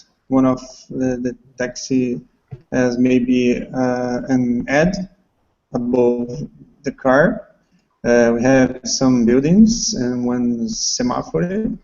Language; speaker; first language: English; non-native, learner; Portuguese